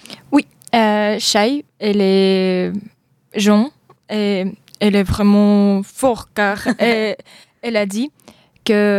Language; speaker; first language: French; non-native, learner; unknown